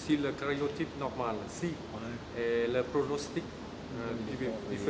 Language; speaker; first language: French; non-native, learner; Vietnamese